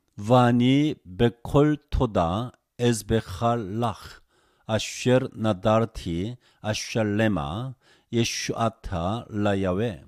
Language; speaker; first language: Hebrew; non-native, fluent; Korean